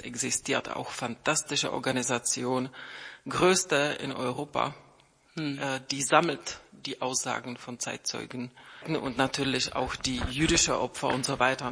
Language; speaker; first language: German; non-native, fluent; Czech